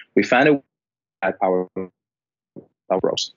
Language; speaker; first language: English; non-native, fluent; Arabic